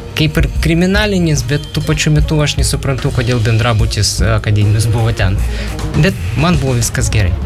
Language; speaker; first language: Lithuanian; non-native, fluent; Ukrainian